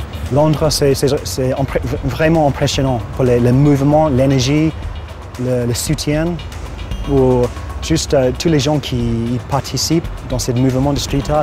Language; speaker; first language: French; non-native, fluent; English